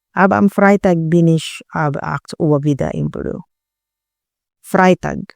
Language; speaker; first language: German; non-native, learner; Filipino